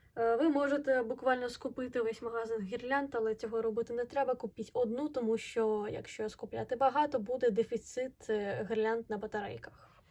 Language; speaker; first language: Ukrainian; non-native, local second language; Russian